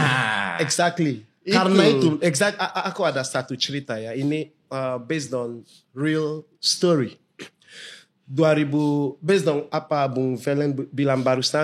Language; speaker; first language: Indonesian; non-native, fluent; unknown